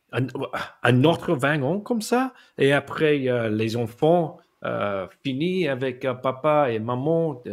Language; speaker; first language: French; non-native, learner; English